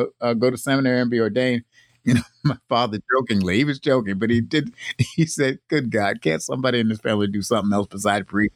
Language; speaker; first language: English; native; English